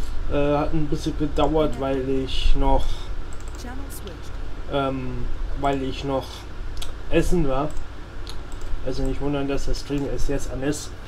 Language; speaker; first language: German; native; German